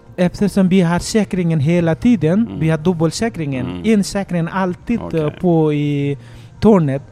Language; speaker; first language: Swedish; non-native, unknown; Nepali